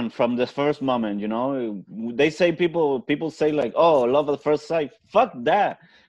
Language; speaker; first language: English; non-native, fluent; Spanish